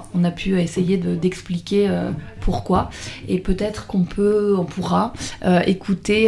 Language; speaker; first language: French; native; French